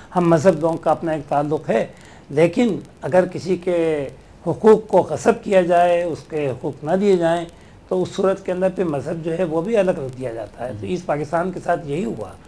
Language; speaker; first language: Urdu; native; Urdu